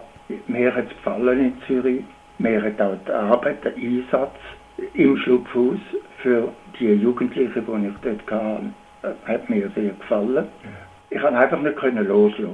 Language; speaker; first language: German; native; German